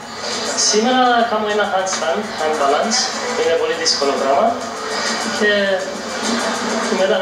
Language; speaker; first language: Greek; non-native, learner; Romanian